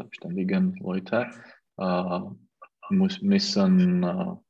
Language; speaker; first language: German; non-native, learner; Czech